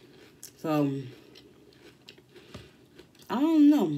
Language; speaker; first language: English; native; English